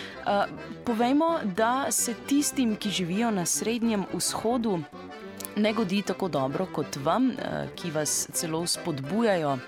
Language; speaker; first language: Slovenian; native; Slovenian